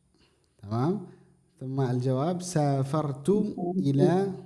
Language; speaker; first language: Arabic; non-native, fluent; Indonesian